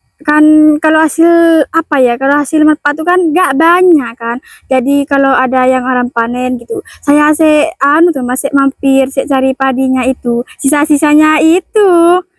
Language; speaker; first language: Indonesian; non-native, local second language; Madurese